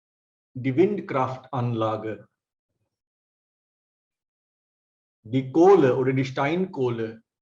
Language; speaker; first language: German; non-native, fluent; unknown